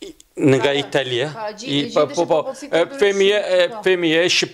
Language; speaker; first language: Albanian; non-native, learner; Turkish